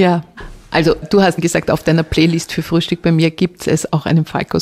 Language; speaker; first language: German; native; German